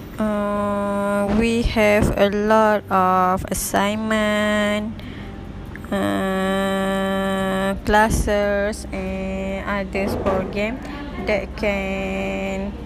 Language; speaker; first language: English; non-native, learner; Malay